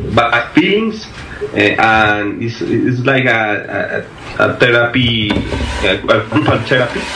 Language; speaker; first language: English; non-native, learner; Spanish